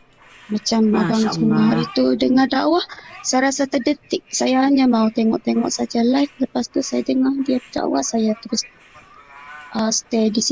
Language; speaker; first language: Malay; non-native, local second language; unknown